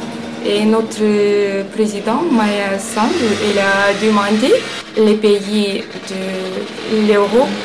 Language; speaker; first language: French; non-native, learner; Romanian